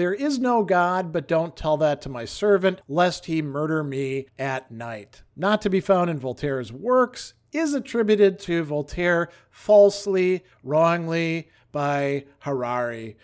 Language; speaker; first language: English; native; English